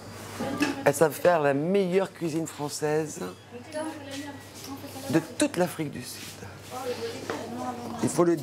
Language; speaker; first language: French; native; French